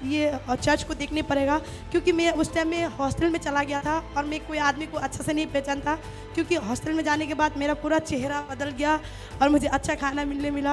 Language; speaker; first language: Hindi; non-native, local second language; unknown